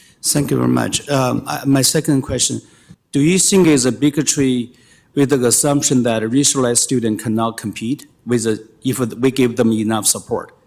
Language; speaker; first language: English; non-native, fluent; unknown